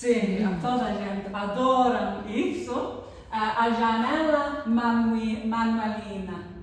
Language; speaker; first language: Portuguese; non-native, learner; English